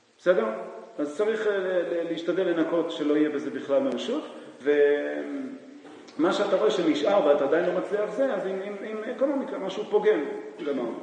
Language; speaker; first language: Hebrew; native; Hebrew